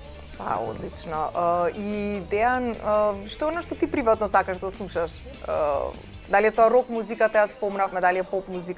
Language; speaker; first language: Macedonian; native; Macedonian